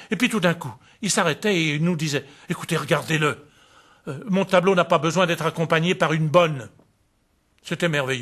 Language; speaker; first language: French; native; French